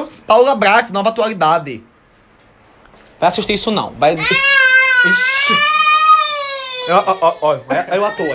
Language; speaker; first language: Portuguese; native; Portuguese